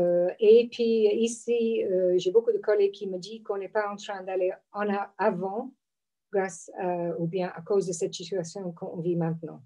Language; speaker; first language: French; non-native, fluent; English